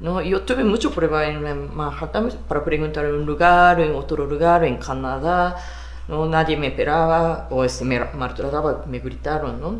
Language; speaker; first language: Spanish; non-native, fluent; Japanese